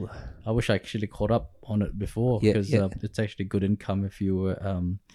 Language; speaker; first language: English; early bilingual, other home language; Pampanga